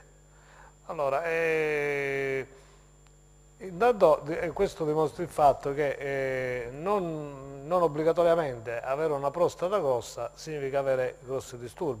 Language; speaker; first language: Italian; native; Italian